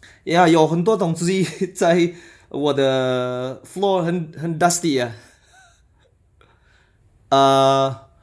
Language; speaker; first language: Chinese; non-native, learner; Malay